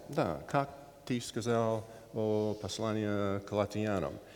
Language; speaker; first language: Russian; non-native, learner; English